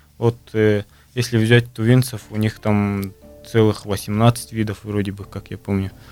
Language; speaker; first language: Russian; non-native, local second language; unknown